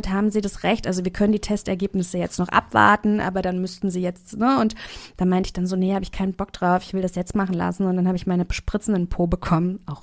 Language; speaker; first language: German; native; German